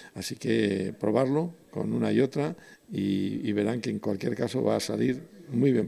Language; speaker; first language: Spanish; native; Spanish